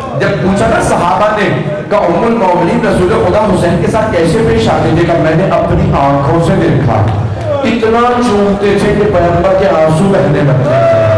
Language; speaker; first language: Urdu; early bilingual, heritage; Urdu